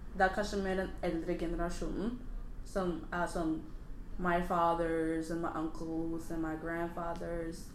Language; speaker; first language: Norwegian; early bilingual, other home language; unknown